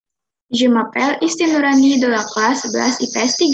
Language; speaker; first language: French; non-native, learner; Indonesian